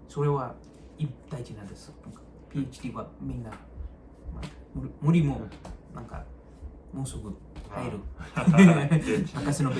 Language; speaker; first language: Japanese; non-native, learner; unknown